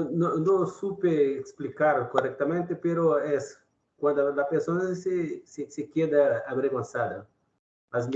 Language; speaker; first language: Spanish; non-native, learner; Portuguese